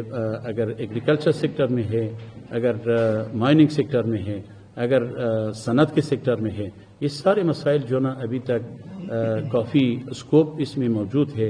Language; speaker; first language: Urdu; non-native, fluent; Persian